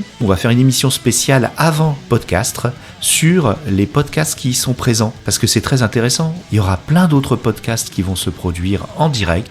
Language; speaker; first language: French; native; French